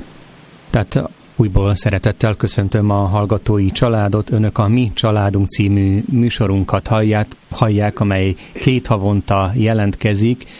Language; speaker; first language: Hungarian; native; Hungarian